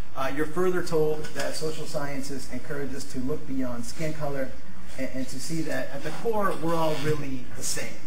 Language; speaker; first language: English; native; English